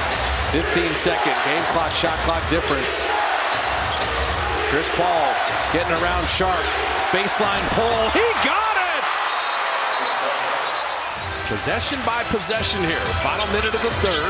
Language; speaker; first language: English; native; English